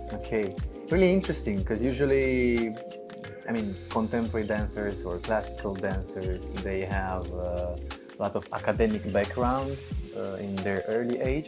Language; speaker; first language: English; non-native, fluent; Romanian